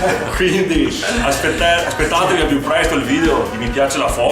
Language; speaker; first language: Italian; native; Italian